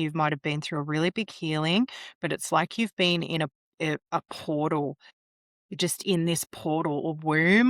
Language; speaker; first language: English; native; English